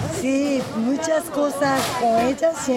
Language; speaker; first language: Spanish; non-native, learner; Japanese